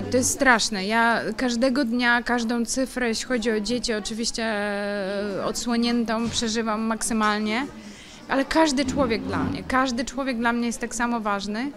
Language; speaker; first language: Polish; non-native, fluent; Ukrainian